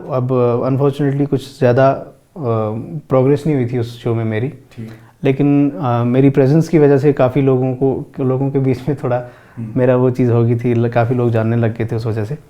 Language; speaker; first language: Hindi; non-native, local second language; Pahari-Potwari